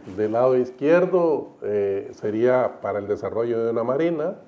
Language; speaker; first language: Spanish; native; Spanish